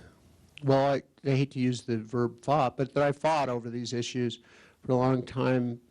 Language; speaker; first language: English; native; English